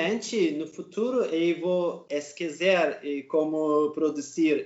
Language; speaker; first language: Portuguese; non-native, learner; Turkish